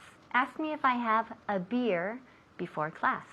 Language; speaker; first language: English; non-native, fluent; Spanish